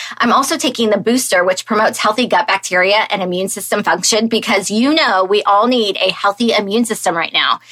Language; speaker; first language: English; native; English